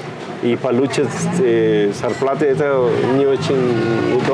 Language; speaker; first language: Russian; non-native, fluent; Spanish